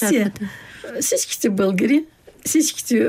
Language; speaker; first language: Bulgarian; early bilingual, heritage; Bulgarian